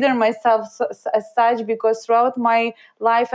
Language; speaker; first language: English; non-native, fluent; Ukrainian